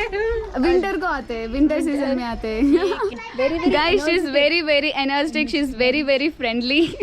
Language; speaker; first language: Hindi; non-native, local second language; Telugu